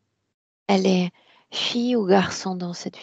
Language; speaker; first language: French; native; French